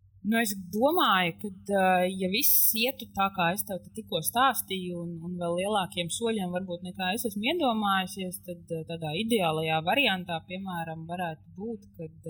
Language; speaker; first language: Latvian; native; Latvian